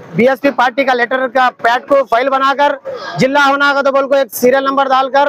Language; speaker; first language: Hindi; non-native, local second language; Telugu